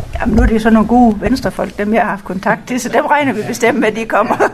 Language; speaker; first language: Danish; native; Danish